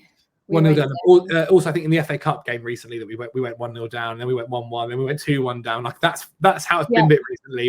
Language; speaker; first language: English; native; English